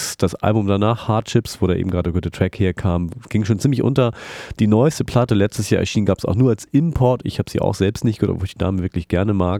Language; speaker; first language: German; native; German